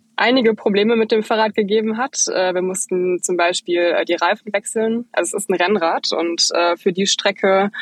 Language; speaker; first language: German; native; German